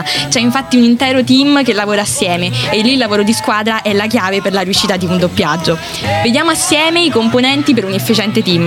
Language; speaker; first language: Italian; native; Italian